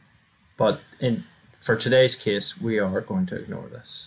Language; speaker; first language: English; native; English